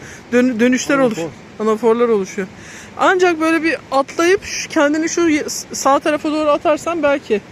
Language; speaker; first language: Turkish; native; Turkish